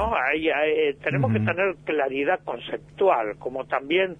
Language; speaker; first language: Spanish; native; Spanish